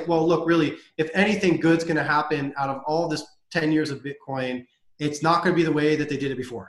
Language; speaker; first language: English; native; English